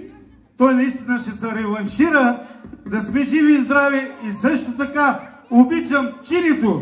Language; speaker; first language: Bulgarian; non-native, local second language; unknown